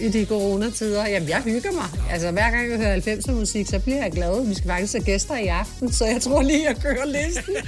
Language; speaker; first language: Danish; native; Danish